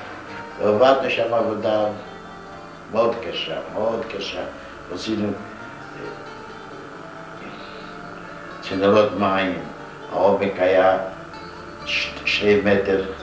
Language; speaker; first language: Hebrew; non-native, fluent; Yiddish